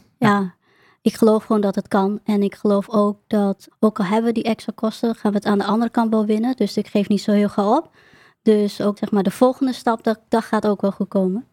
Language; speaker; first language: Dutch; early bilingual, other home language; Vietnamese